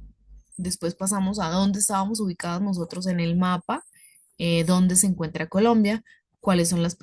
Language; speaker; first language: Spanish; native; Spanish